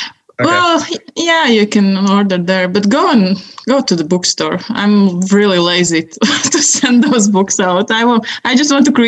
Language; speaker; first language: English; non-native, fluent; Latvian